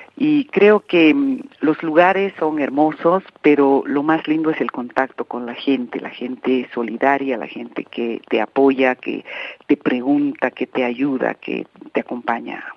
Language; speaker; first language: Spanish; native; Spanish